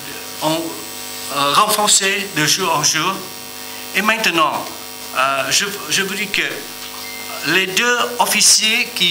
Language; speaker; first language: French; non-native, learner; Vietnamese